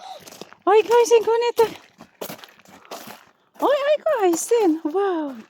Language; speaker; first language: Finnish; non-native, learner; Bikol